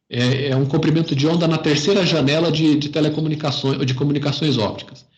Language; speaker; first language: Portuguese; native; Portuguese